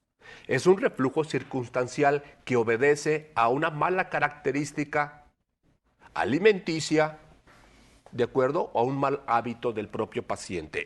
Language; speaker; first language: Spanish; native; Spanish